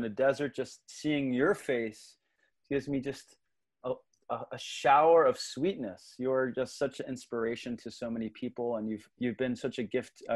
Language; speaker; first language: English; native; English